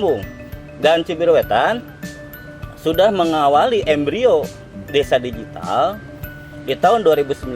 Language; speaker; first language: Indonesian; non-native, local second language; Sundanese